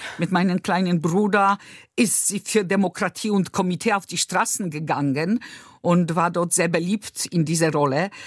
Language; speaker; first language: German; non-native, fluent; Polish